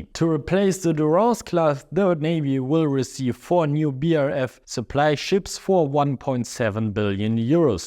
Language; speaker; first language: English; non-native, fluent; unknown